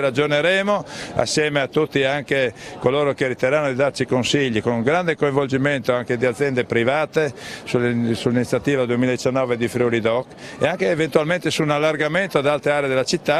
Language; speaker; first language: Italian; native; Italian